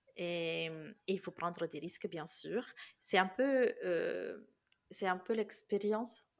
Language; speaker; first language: French; non-native, fluent; Italian